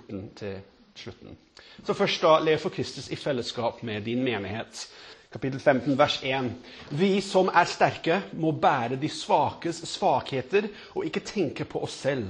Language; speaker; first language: Norwegian; non-native, fluent; English